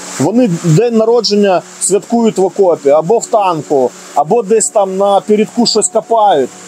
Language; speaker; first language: Ukrainian; non-native, local second language; Russian